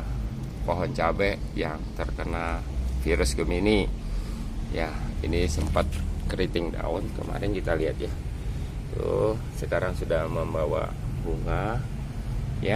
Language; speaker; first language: Indonesian; native; Indonesian